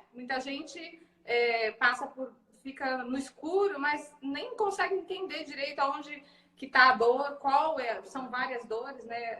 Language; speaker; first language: Portuguese; native; Portuguese